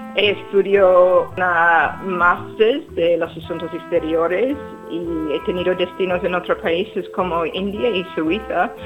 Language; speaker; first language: Spanish; non-native, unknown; English